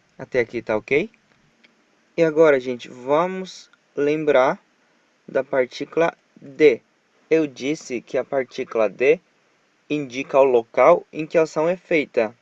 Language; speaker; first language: Portuguese; non-native, fluent; Japanese